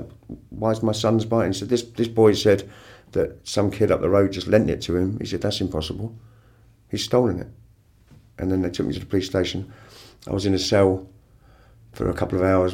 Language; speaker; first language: English; native; English